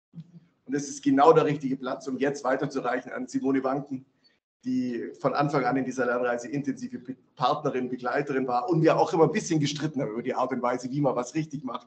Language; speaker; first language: German; native; German